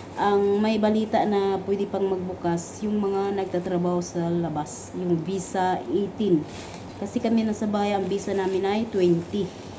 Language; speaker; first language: Filipino; non-native, local second language; Cebuano